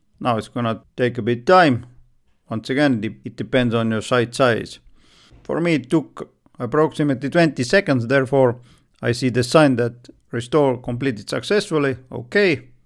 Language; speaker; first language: English; non-native, fluent; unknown